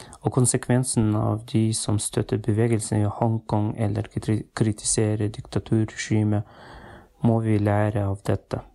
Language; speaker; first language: Norwegian; non-native, fluent; Uyghur